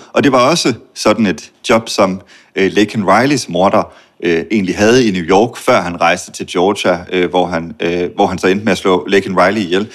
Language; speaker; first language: Danish; native; Danish